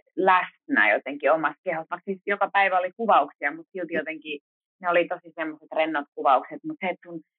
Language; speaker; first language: Finnish; early bilingual, other home language; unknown